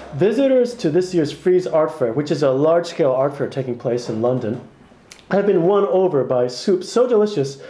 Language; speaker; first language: English; native; English